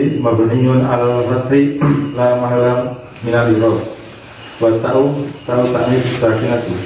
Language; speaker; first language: Arabic; non-native, learner; Indonesian